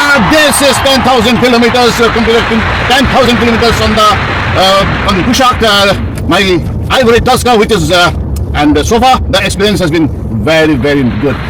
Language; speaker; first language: English; non-native, local second language; Bangla